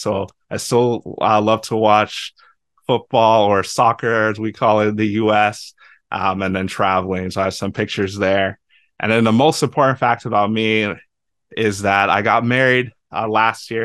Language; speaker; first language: English; native; English